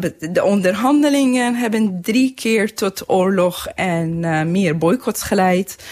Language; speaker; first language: Dutch; non-native, fluent; Persian